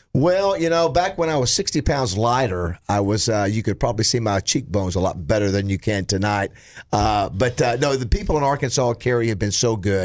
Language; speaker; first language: English; native; English